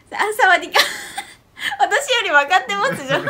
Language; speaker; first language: Japanese; early bilingual, other home language; Portuguese